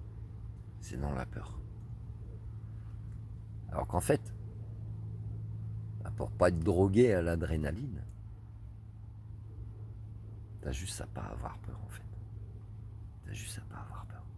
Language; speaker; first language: French; native; French